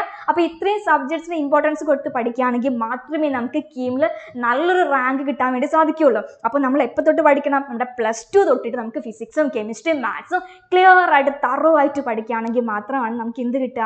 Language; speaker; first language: Malayalam; native; Malayalam